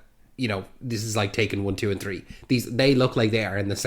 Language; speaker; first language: English; native; English